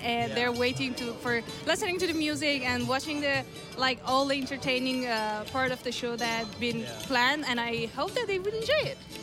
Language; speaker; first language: English; non-native, fluent; Persian